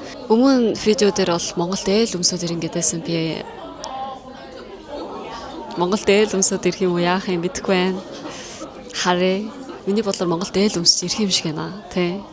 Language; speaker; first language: Mongolian; early bilingual, heritage; Korean